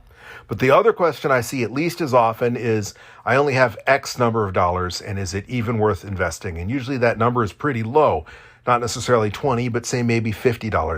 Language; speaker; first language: English; native; English